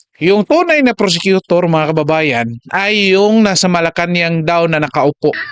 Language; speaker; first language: Filipino; non-native, local second language; Cebuano